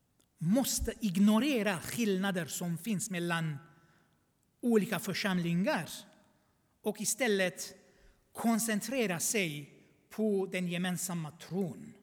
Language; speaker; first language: Swedish; non-native, fluent; Armenian